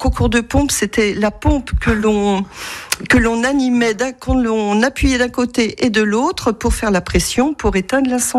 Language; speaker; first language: French; native; French